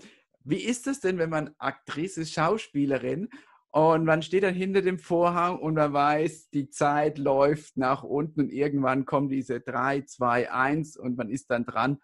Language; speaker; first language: German; native; German